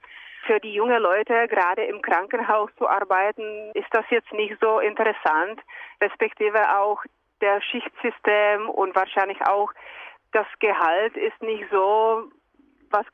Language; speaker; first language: German; non-native, fluent; Czech